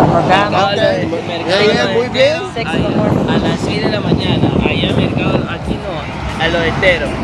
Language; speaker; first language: Spanish; non-native, learner; English